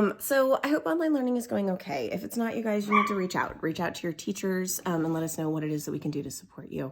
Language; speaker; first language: English; native; English